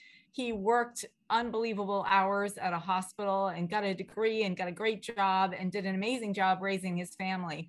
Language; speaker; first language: English; native; English